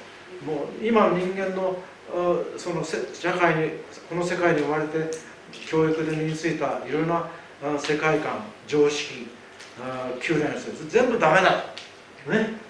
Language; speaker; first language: Japanese; native; Japanese